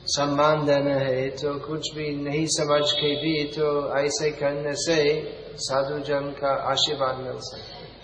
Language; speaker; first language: Hindi; non-native, fluent; English